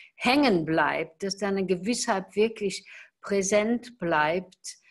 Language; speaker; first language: German; non-native, local second language; Luxembourgish